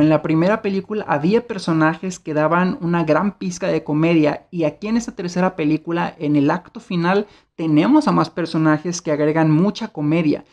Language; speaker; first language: Spanish; native; Spanish